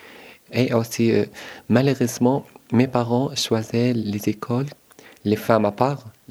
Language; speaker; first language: French; non-native, learner; Arabic